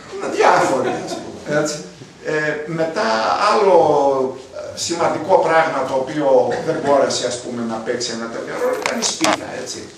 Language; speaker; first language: Greek; native; Greek